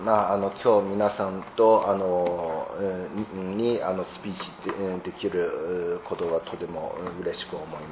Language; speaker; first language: Japanese; non-native, fluent; Chinese